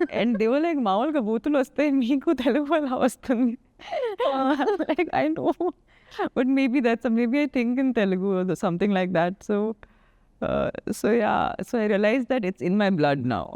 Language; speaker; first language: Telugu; non-native, local second language; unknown